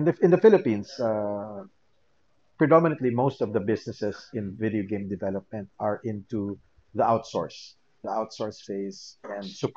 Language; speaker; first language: English; non-native, local second language; Filipino